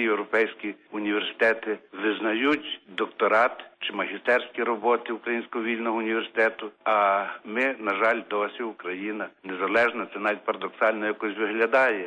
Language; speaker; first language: Ukrainian; native; Ukrainian